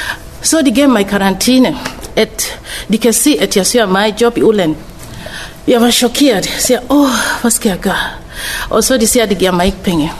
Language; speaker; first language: Danish; non-native, fluent; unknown